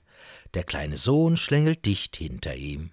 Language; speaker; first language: German; native; German